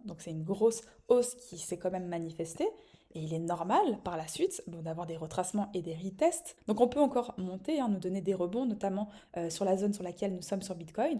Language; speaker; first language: French; native; French